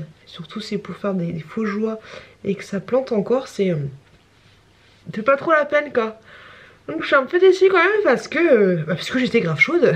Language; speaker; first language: French; native; French